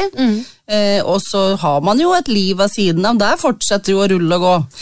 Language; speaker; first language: Norwegian; native; Norwegian